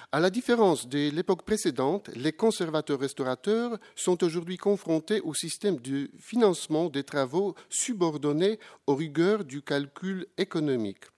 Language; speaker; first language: French; non-native, fluent; Polish